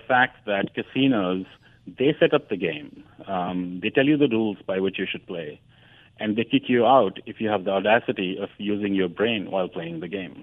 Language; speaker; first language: English; non-native, local second language; Hindi